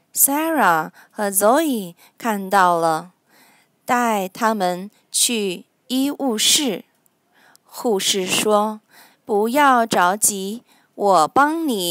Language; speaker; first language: Chinese; non-native, learner; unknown